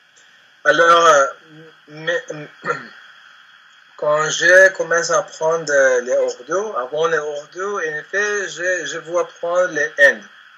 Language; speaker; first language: French; non-native, learner; Spanish